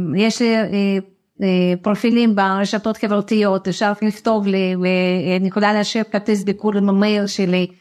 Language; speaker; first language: Hebrew; non-native, fluent; Russian